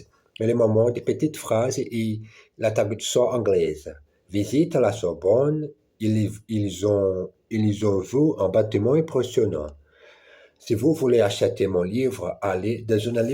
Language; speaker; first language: French; non-native, learner; Portuguese